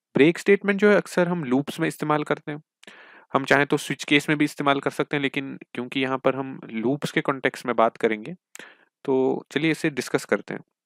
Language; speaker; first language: Hindi; non-native, local second language; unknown